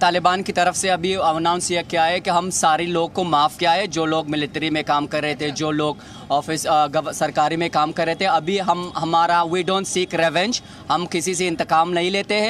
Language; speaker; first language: Hindi; non-native, fluent; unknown